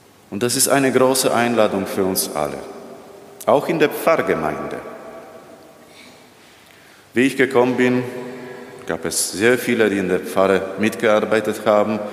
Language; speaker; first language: German; non-native, fluent; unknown